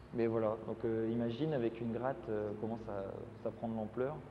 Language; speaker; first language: French; native; French